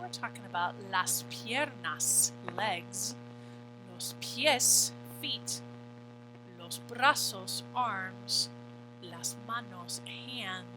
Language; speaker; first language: Spanish; non-native, fluent; English